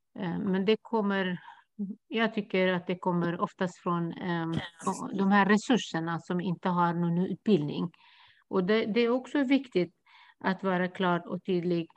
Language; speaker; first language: Swedish; non-native, fluent; Kurdish